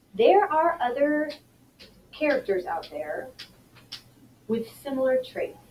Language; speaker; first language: English; native; English